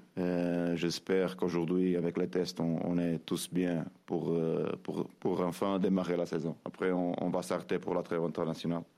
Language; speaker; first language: French; non-native, fluent; Portuguese